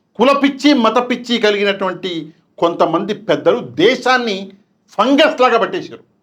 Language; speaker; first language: Telugu; non-native, local second language; Urdu